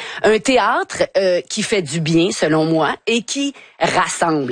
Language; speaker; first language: French; native; French